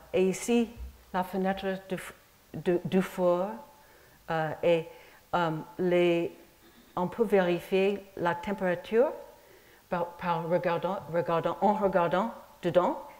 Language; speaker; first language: French; non-native, fluent; English